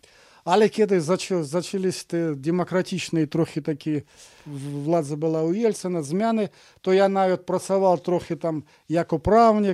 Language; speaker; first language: Polish; non-native, fluent; Russian